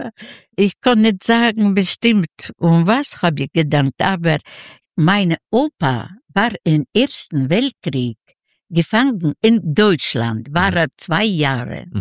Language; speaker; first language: German; non-native, learner; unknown